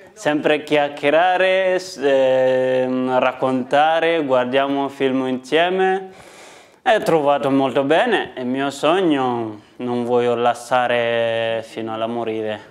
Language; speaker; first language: Italian; non-native, learner; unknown